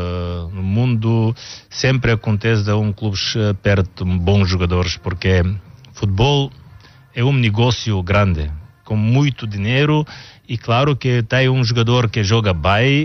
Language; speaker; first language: Portuguese; non-native, learner; Bulgarian